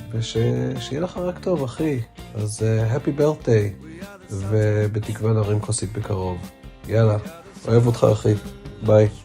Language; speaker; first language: Hebrew; native; Hebrew